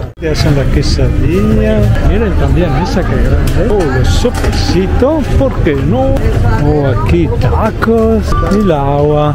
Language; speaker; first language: Spanish; non-native, learner; Italian